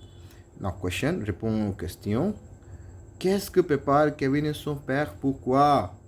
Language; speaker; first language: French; non-native, fluent; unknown